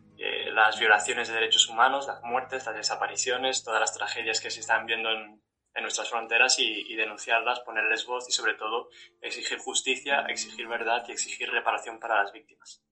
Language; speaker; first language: Spanish; native; Spanish